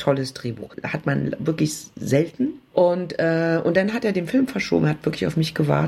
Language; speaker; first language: German; native; German